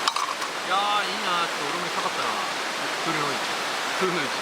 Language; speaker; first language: Japanese; native; Japanese